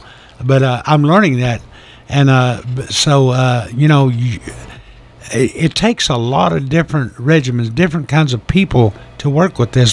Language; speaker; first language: English; native; English